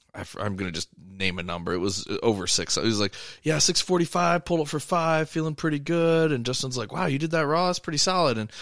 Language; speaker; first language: English; native; English